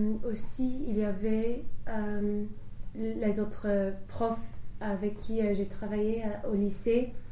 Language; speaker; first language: French; non-native, fluent; English